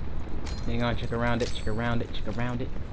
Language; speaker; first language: English; native; English